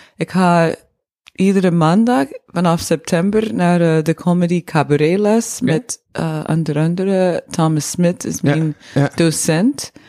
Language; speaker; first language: Dutch; non-native, fluent; English